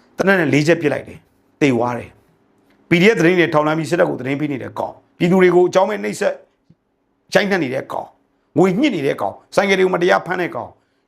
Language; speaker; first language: Burmese; native; Burmese